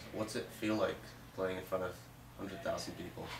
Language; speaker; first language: English; native; English